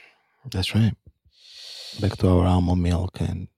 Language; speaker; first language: English; non-native, fluent; Italian